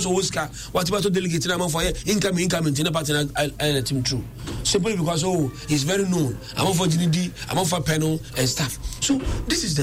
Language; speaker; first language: English; non-native, local second language; Akan